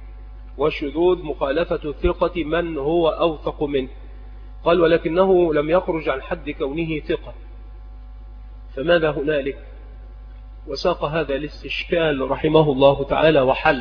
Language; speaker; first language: Arabic; native; Arabic